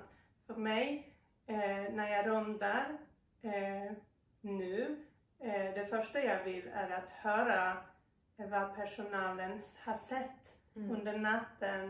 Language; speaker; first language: Swedish; non-native, fluent; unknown